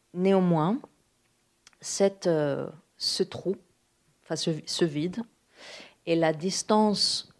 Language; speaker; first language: French; non-native, fluent; Greek